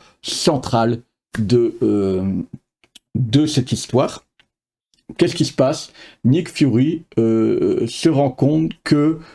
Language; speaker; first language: French; native; French